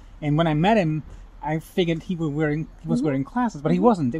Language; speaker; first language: English; non-native, fluent; Dutch